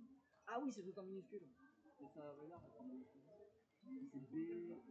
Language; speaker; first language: French; native; French